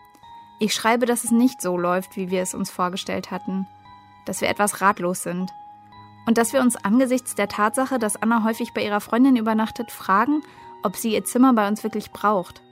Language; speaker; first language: German; native; German